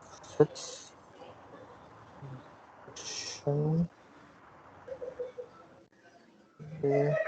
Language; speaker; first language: German; non-native, learner; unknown